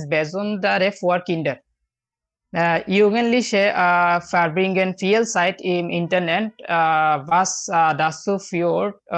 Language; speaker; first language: German; non-native, learner; Bangla